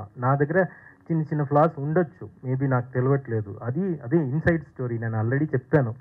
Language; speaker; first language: Telugu; non-native, fluent; Tamil